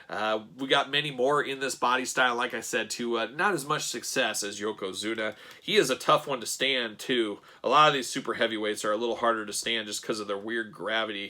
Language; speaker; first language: English; native; English